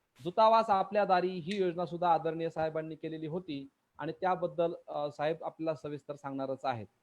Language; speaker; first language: Marathi; native; Marathi